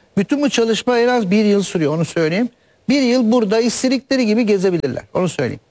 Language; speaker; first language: Turkish; native; Turkish